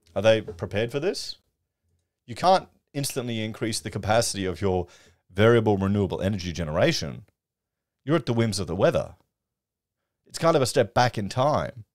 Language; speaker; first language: English; native; English